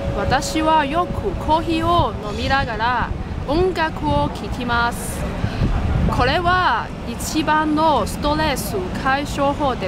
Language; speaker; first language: Japanese; non-native, learner; Cantonese